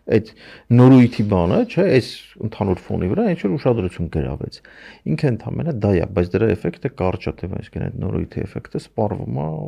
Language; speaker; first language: Armenian; native; Armenian